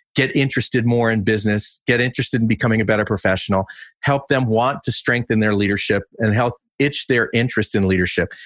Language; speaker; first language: English; native; English